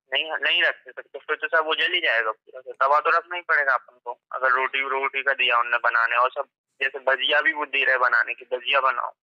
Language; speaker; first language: Hindi; native; Hindi